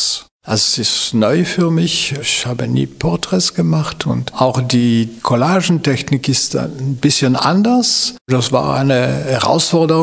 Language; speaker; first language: German; non-native, fluent; French